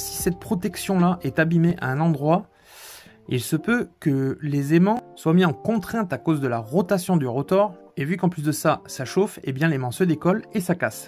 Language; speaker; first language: French; native; French